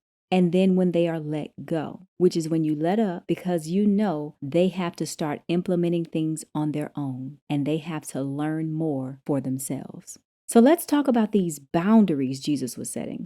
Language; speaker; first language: English; native; English